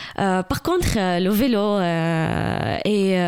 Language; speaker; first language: French; non-native, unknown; Arabic